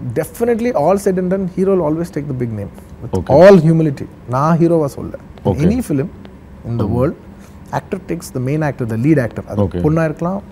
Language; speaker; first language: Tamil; non-native, local second language; Telugu